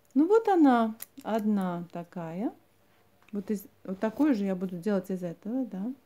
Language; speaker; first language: Russian; non-native, local second language; Latvian